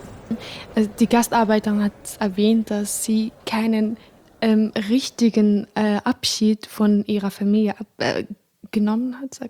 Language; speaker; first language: German; non-native, fluent; Arabic